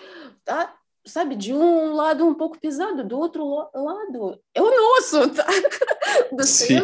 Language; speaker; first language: Portuguese; non-native, fluent; Russian